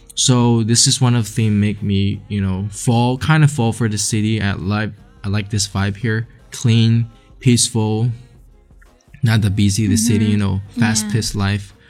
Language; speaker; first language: English; non-native, fluent; Chinese